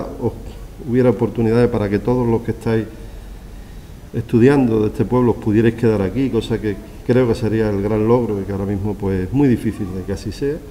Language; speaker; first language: Spanish; native; Spanish